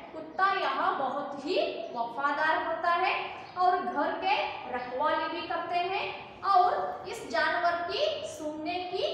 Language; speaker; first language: Hindi; non-native, local second language; Kannada